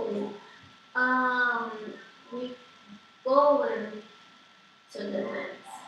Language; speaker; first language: English; non-native, learner; Portuguese